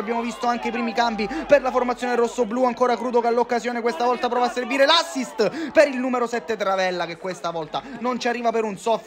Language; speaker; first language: Italian; native; Italian